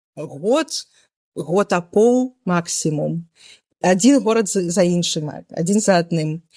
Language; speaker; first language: Belarusian; native; Belarusian